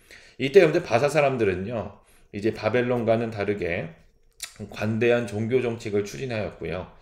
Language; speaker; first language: Korean; native; Korean